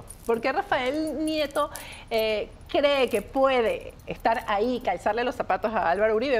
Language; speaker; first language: Spanish; native; Spanish